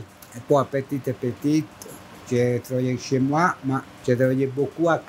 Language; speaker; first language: French; non-native, learner; Italian